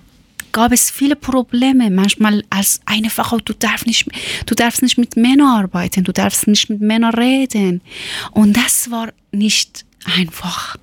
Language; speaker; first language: German; non-native, learner; Persian